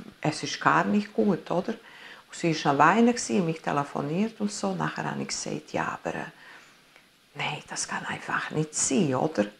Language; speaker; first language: German; non-native, fluent; Italian